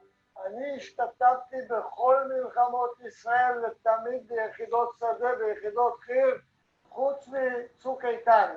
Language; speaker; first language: Hebrew; non-native, fluent; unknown